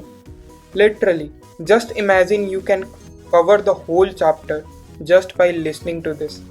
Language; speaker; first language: English; non-native, local second language; Hindi